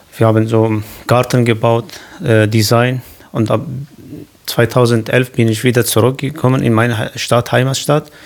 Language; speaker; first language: German; non-native, learner; Kurdish